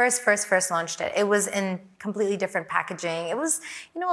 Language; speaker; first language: English; native; English